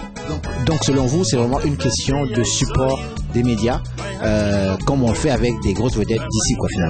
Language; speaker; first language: French; native; French